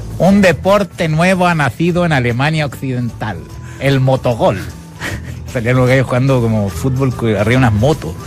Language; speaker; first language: Spanish; native; Spanish